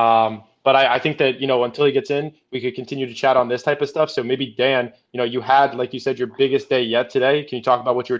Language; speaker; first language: English; native; English